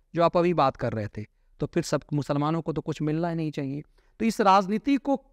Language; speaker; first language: Hindi; native; Hindi